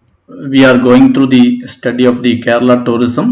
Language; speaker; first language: English; non-native, local second language; Malayalam